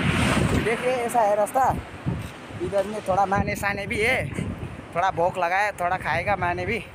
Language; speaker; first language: Hindi; non-native, local second language; Nepali